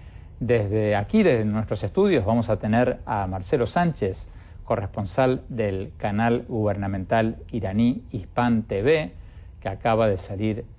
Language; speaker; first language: Spanish; native; Spanish